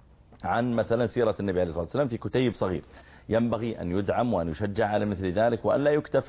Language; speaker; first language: Arabic; native; Arabic